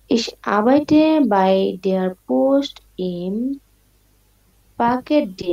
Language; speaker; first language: German; non-native, learner; Bangla